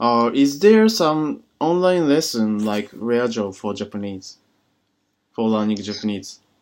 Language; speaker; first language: English; non-native, learner; Japanese